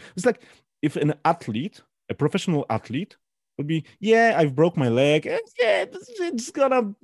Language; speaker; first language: English; non-native, fluent; Polish